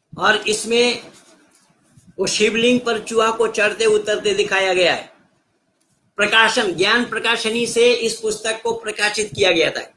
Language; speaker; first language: Hindi; native; Hindi